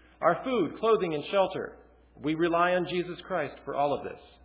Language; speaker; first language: English; early bilingual, other home language; Chinese